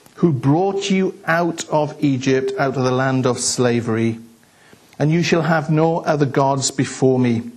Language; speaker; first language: English; native; English